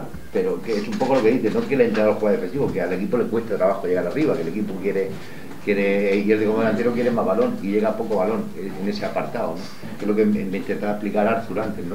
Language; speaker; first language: Spanish; native; Spanish